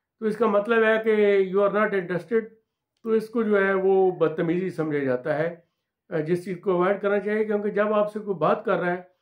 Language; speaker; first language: Urdu; non-native, local second language; Punjabi